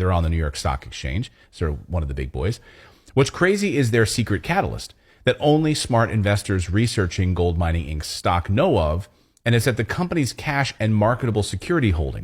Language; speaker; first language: English; native; English